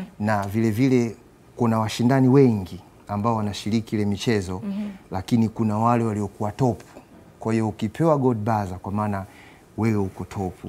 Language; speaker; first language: Swahili; native; Swahili